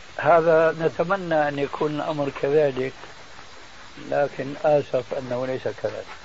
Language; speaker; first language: Arabic; early bilingual, other home language; Albanian